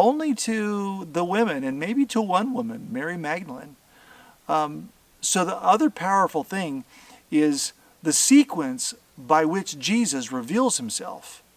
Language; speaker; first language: English; native; English